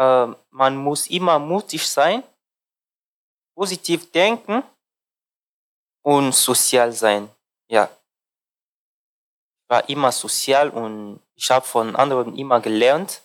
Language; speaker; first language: German; non-native, learner; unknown